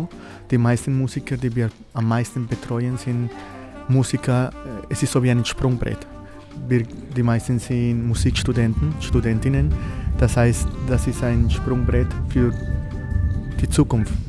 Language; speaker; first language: German; non-native, fluent; Spanish